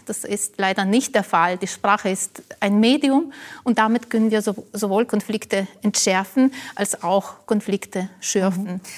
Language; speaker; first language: German; non-native, fluent; Ukrainian